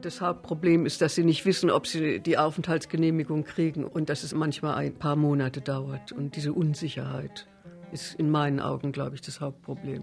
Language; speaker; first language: German; native; German